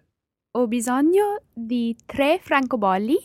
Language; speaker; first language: Italian; non-native, learner; English